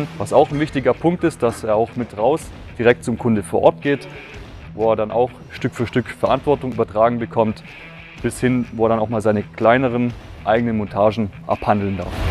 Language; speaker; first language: German; native; German